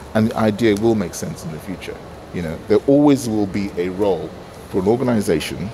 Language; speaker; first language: English; non-native, local second language; Igbo